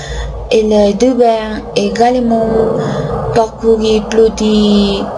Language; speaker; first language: French; non-native, learner; Spanish